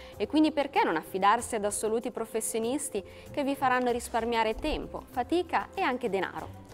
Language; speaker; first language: Italian; native; Italian